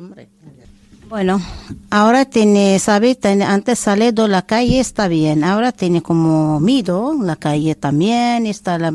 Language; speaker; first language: Spanish; non-native, learner; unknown